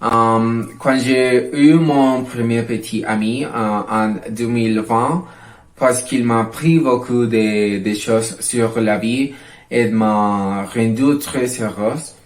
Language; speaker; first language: French; non-native, learner; Spanish